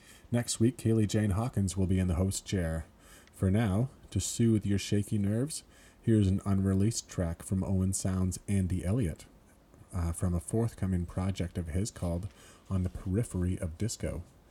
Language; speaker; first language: English; native; English